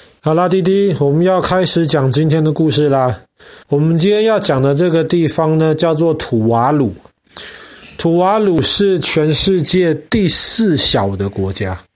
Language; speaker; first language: Chinese; native; Chinese